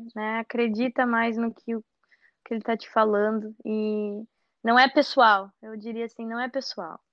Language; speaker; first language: Portuguese; native; Portuguese